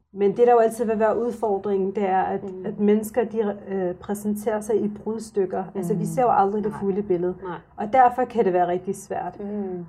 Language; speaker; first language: Danish; early bilingual, other home language; Arabic